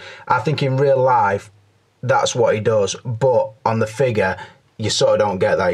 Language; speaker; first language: English; native; English